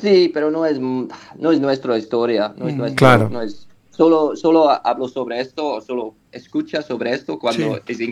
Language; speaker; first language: Spanish; non-native, learner; English